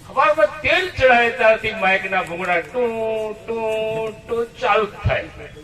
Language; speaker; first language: Gujarati; non-native, local second language; Rathawi